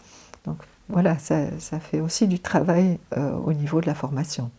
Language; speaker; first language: French; native; French